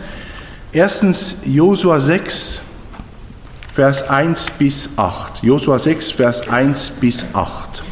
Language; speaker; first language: German; native; German